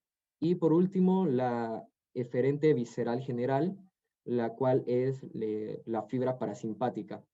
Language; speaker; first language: Spanish; native; Spanish